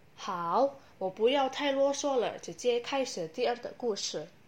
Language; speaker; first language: Chinese; non-native, learner; Indonesian